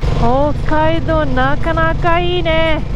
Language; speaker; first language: Japanese; non-native, learner; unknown